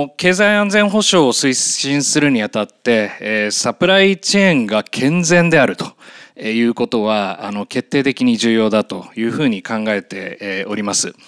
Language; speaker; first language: Japanese; native; Japanese